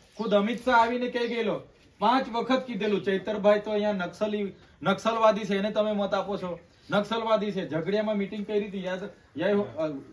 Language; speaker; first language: Gujarati; native; Gujarati